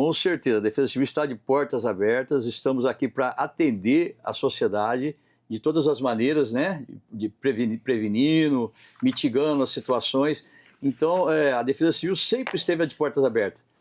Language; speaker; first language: Portuguese; native; Portuguese